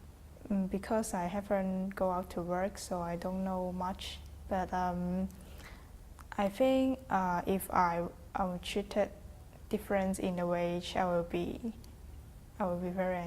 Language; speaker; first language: English; non-native, fluent; Chinese